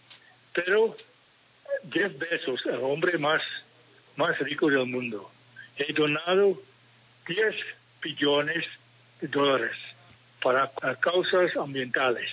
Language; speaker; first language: Spanish; non-native, fluent; English